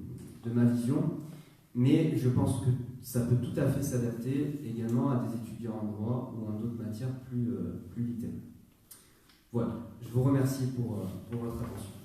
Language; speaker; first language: French; native; French